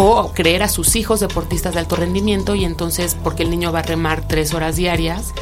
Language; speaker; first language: Spanish; native; Spanish